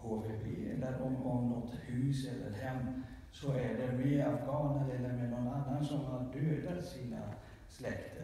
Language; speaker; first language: Swedish; non-native, fluent; Kurdish